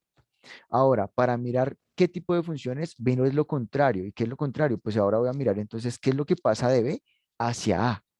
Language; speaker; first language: Spanish; native; Spanish